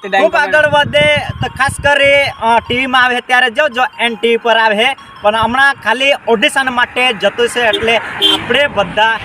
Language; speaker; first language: Gujarati; non-native, local second language; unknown